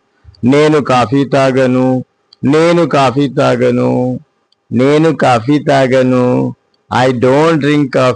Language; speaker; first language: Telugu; non-native, fluent; Hindi